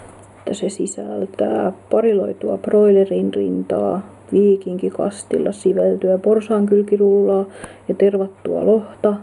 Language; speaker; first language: Finnish; native; Finnish